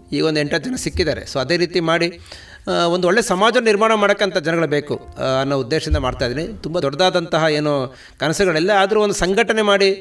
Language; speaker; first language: Kannada; native; Kannada